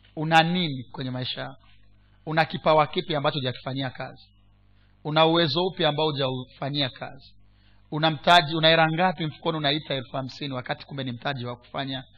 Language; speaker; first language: Swahili; non-native, local second language; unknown